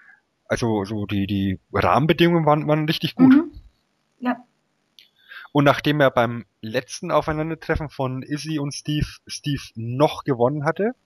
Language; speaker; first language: German; native; German